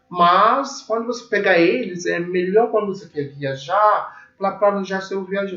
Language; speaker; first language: Portuguese; non-native, learner; English